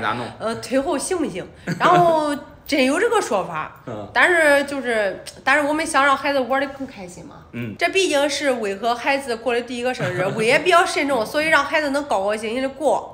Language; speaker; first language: Chinese; native; Chinese